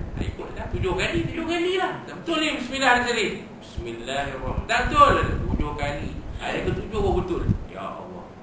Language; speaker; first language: Malay; native; Malay